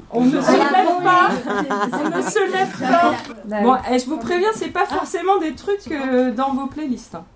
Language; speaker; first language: French; native; French